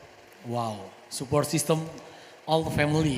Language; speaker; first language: English; non-native, fluent; Indonesian